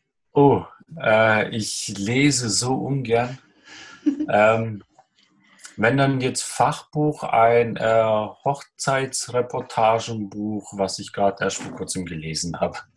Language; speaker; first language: German; early bilingual, other home language; Russian